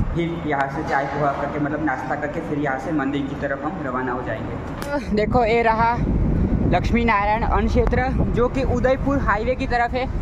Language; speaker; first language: Hindi; non-native, local second language; Gujarati